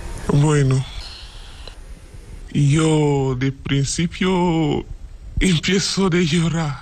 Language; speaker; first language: Spanish; non-native, learner; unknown